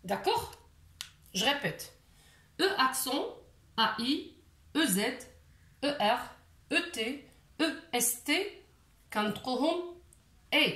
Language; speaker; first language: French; non-native, local second language; Arabic